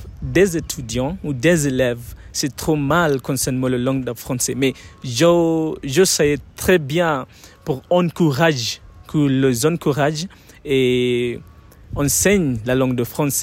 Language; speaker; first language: French; non-native, learner; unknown